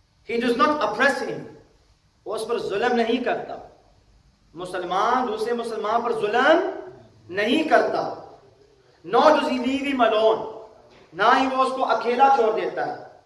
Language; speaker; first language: Urdu; early bilingual, other home language; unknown